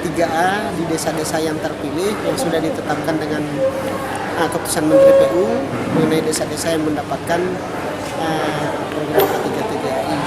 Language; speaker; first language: Indonesian; native; Indonesian